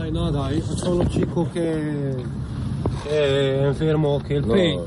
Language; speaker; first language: Spanish; non-native, learner; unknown